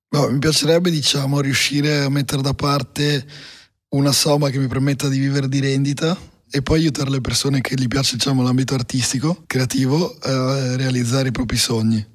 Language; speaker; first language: Italian; native; Italian